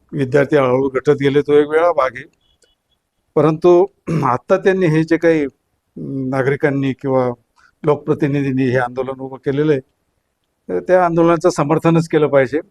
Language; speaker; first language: Marathi; native; Marathi